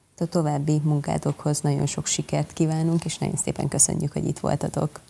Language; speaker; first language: Hungarian; native; Hungarian